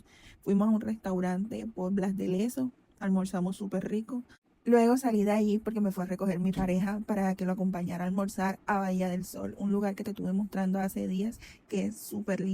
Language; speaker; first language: Spanish; native; Spanish